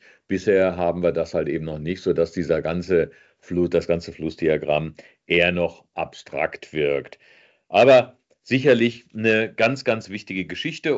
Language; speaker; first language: German; native; German